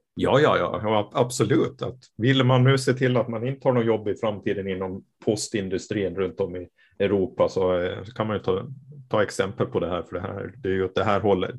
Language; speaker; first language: Swedish; native; Swedish